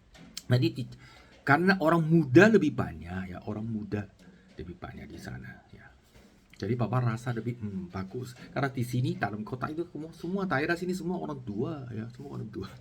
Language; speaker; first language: Indonesian; non-native, learner; Chinese